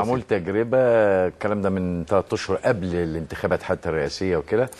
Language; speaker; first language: Arabic; native; Arabic